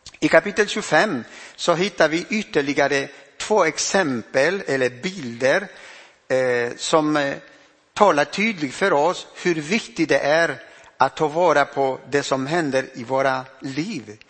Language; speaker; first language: Swedish; non-native, fluent; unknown